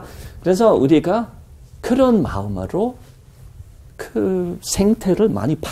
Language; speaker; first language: Korean; non-native, fluent; German